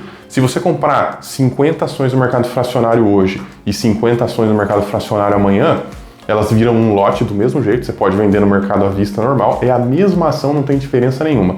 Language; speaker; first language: Portuguese; native; Portuguese